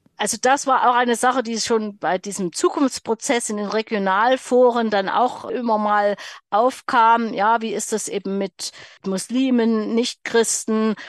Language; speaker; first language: German; native; German